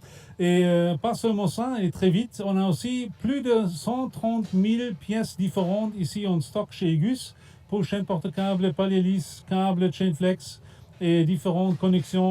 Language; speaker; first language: French; non-native, fluent; German